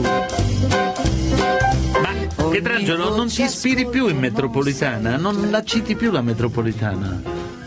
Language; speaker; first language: Italian; native; Italian